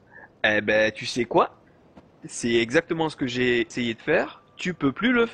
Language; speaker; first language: French; native; French